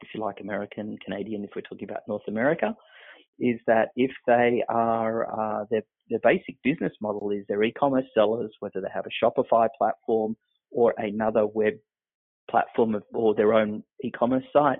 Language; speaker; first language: English; native; English